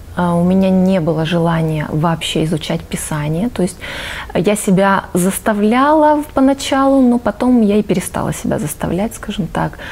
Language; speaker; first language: Russian; native; Russian